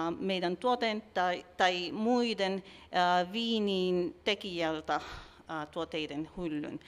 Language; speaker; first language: Finnish; non-native, learner; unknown